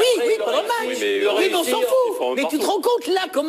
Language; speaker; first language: French; native; French